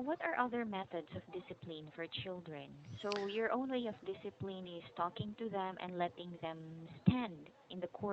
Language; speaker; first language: English; non-native, fluent; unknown